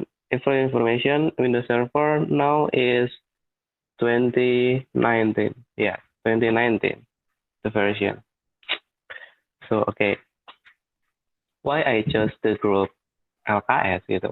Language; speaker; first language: English; non-native, learner; Indonesian